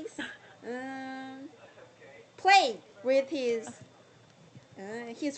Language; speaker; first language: English; non-native, learner; Korean